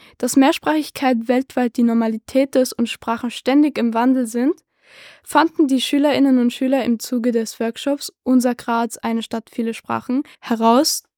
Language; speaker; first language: German; native; German